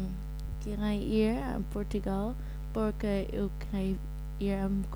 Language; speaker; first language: Portuguese; non-native, learner; Dutch